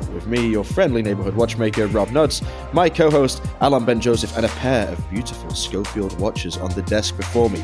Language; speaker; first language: English; native; English